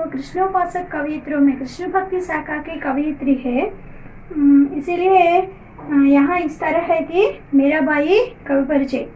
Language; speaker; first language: Hindi; non-native, local second language; Telugu